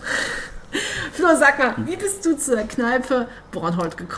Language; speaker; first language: German; native; German